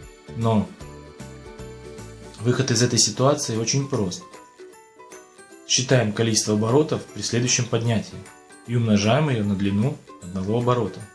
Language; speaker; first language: Russian; native; Russian